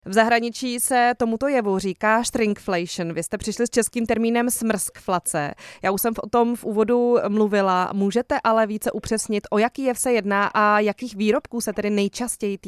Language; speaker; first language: Czech; native; Czech